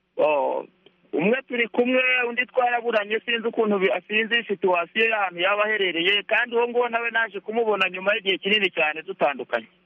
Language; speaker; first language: Kinyarwanda; early bilingual, heritage; Kinyarwanda